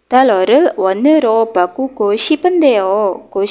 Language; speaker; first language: Korean; non-native, learner; Indonesian